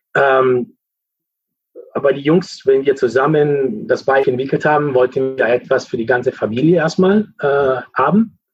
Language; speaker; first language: German; non-native, fluent; Italian